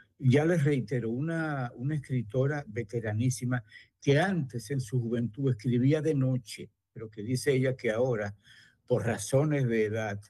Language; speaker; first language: Spanish; native; Spanish